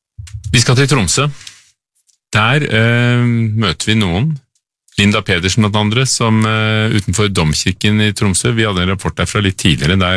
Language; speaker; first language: Norwegian; native; Norwegian